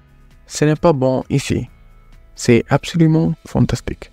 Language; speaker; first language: French; non-native, learner; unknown